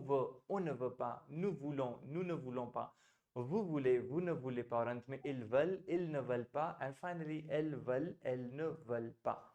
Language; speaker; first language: French; non-native, fluent; Hindi